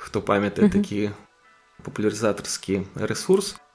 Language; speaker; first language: Belarusian; native; Belarusian